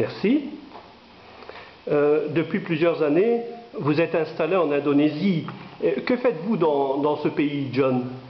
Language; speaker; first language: French; native; French